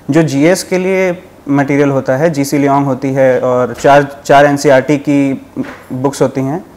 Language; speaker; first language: Hindi; native; Hindi